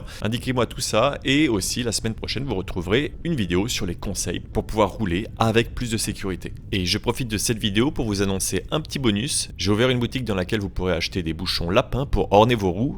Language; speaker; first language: French; native; French